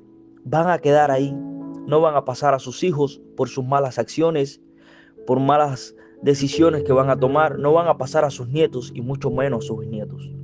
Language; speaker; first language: Spanish; native; Spanish